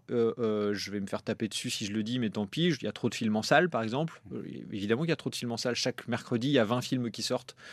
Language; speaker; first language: French; native; French